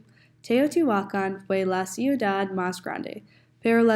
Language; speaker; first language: Spanish; non-native, learner; English